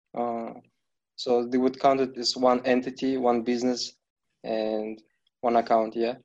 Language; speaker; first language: English; non-native, fluent; Kazakh